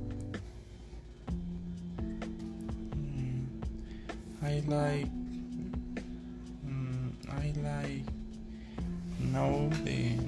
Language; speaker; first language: English; non-native, learner; Spanish